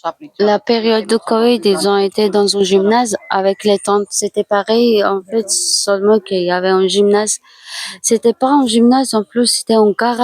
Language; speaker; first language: French; non-native, fluent; Georgian